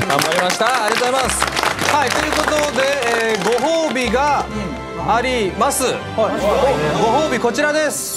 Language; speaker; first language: Japanese; native; Japanese